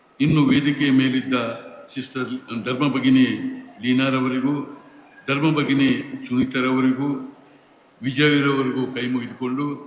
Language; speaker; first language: Kannada; non-native, local second language; Tulu